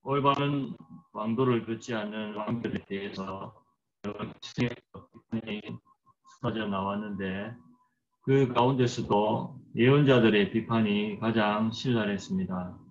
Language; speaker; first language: Korean; native; Korean